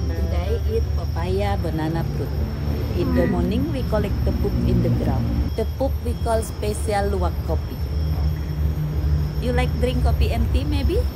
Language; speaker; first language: English; non-native, learner; Indonesian